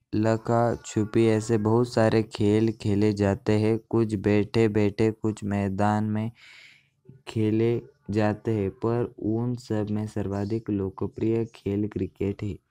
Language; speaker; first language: Hindi; non-native, local second language; Marathi